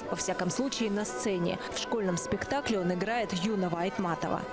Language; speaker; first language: Russian; native; Russian